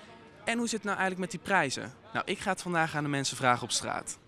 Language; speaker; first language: Dutch; native; Dutch